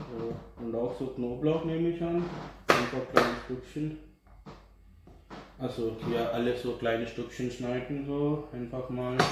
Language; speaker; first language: German; non-native, learner; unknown